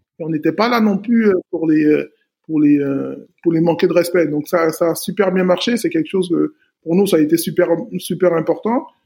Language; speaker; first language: French; native; French